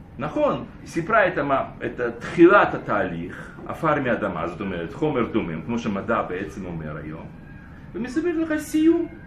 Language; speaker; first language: Hebrew; non-native, fluent; Russian